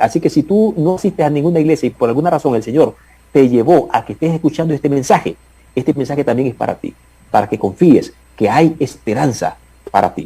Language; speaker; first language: Spanish; native; Spanish